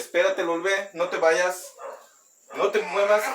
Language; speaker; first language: Spanish; native; Spanish